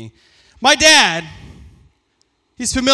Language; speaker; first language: English; early bilingual, other home language; Persian